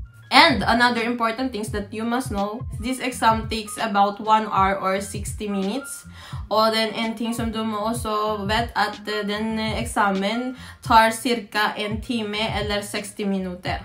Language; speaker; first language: English; non-native, local second language; Filipino